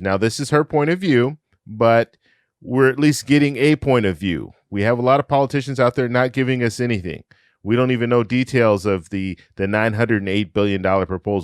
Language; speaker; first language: English; native; English